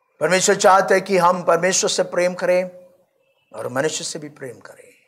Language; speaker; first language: Hindi; non-native, local second language; Malayalam